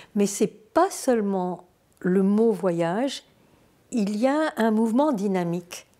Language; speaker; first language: French; non-native, fluent; Turkish